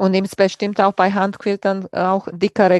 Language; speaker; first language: German; native; German